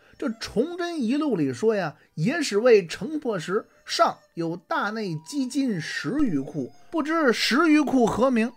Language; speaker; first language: Chinese; native; Chinese